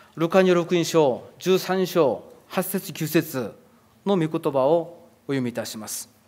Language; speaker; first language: Japanese; non-native, fluent; Korean